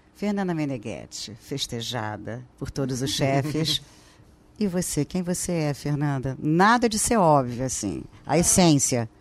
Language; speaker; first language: Portuguese; native; Portuguese